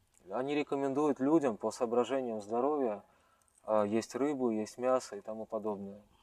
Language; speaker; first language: Russian; native; Russian